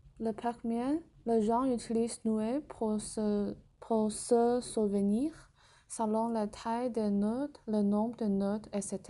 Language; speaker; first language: French; non-native, learner; Chinese